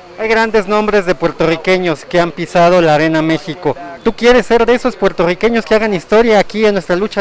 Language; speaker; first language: Spanish; native; Spanish